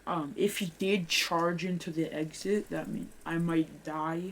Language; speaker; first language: English; native; English